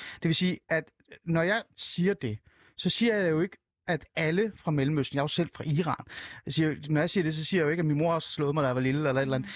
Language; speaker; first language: Danish; early bilingual, other home language; Persian